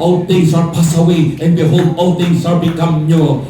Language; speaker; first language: English; non-native, local second language; Filipino